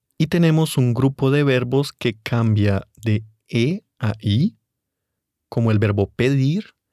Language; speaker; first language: Spanish; native; Spanish